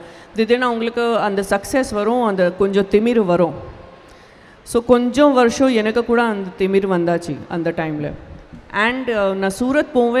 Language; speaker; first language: Tamil; non-native, local second language; Gujarati